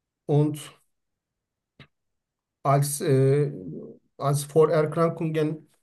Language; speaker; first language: German; non-native, learner; Turkish